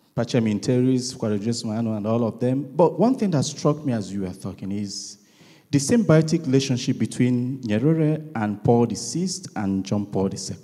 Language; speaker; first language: English; non-native, local second language; Igbo